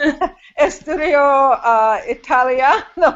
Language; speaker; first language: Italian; non-native, learner; Spanish